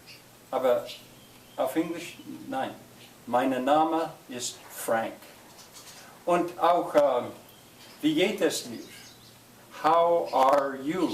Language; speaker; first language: German; non-native, learner; English